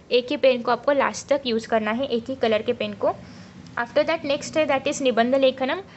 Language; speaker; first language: Hindi; non-native, local second language; Marathi